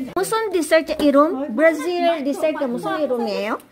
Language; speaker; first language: Korean; non-native, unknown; Filipino